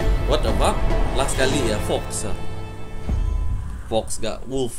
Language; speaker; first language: English; non-native, local second language; Malay